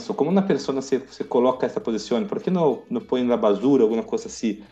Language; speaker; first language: Spanish; non-native, learner; Portuguese